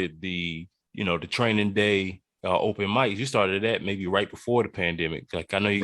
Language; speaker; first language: English; native; English